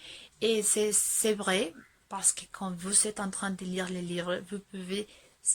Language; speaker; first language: French; non-native, fluent; Spanish